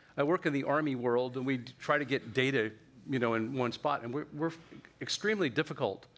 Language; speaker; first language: English; native; English